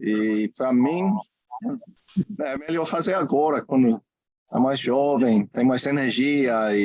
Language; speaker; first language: Portuguese; non-native, learner; English